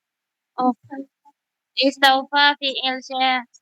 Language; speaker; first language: Arabic; non-native, learner; Indonesian